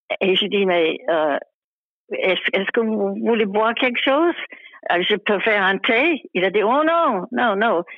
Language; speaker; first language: French; non-native, fluent; English